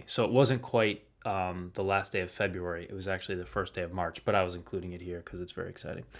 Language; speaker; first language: English; native; English